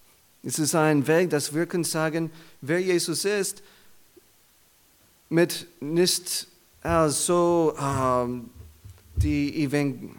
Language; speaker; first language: German; non-native, learner; English